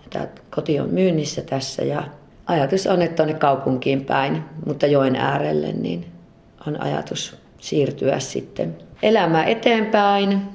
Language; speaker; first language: Finnish; native; Finnish